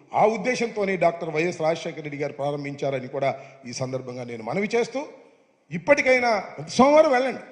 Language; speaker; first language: Telugu; native; Telugu